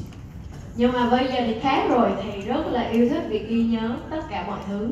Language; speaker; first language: Vietnamese; native; Vietnamese